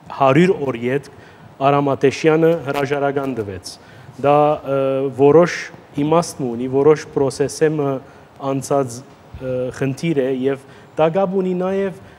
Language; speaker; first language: Armenian; early bilingual, heritage; Armenian